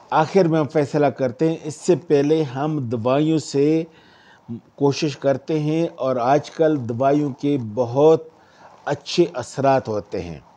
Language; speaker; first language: Urdu; non-native, local second language; Pashto